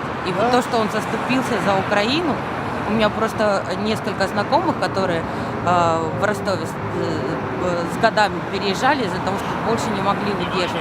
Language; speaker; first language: Russian; native; Russian